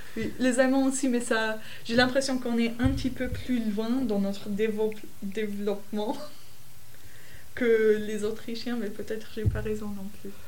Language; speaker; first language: French; non-native, fluent; German